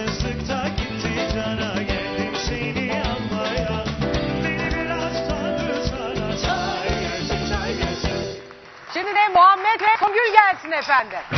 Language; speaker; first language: Turkish; native; Turkish